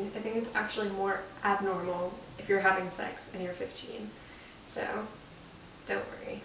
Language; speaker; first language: English; native; English